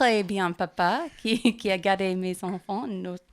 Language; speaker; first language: French; non-native, learner; English